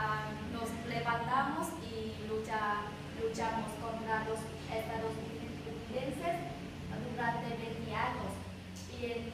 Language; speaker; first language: Spanish; non-native, learner; Vietnamese